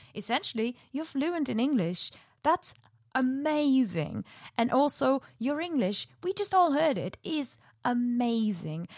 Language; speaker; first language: English; non-native, fluent; German